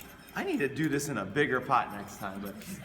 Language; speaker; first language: English; native; English